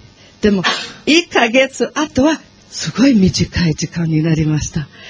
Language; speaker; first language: Japanese; non-native, learner; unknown